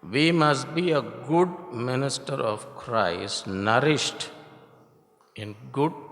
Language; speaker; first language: English; non-native, local second language; Tamil